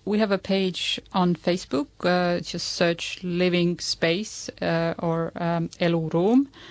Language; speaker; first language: English; non-native, fluent; Estonian